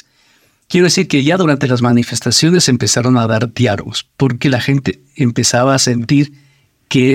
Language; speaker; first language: Spanish; native; Spanish